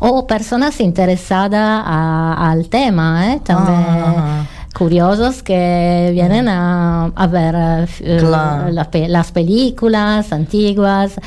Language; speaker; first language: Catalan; non-native, learner; Italian